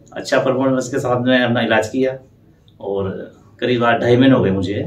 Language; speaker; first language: Hindi; native; Hindi